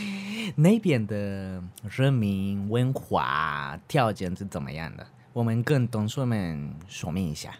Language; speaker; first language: Chinese; non-native, learner; Spanish